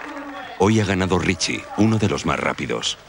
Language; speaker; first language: Spanish; native; Spanish